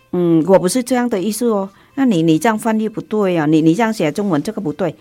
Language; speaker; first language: Chinese; non-native, fluent; Vietnamese